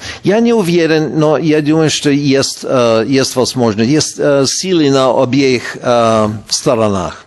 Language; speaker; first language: Russian; non-native, fluent; English